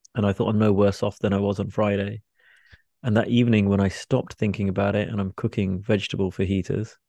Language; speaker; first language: English; native; English